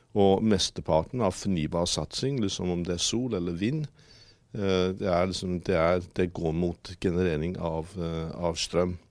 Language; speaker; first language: Norwegian; non-native, fluent; English